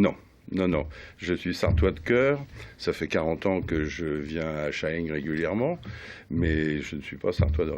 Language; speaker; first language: French; native; French